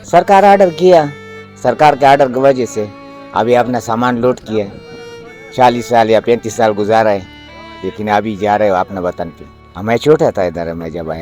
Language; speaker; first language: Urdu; early bilingual, other home language; Pashto